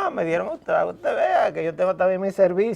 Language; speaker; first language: Spanish; native; Spanish